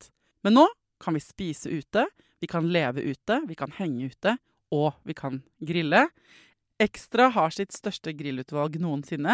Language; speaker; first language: Norwegian; native; Norwegian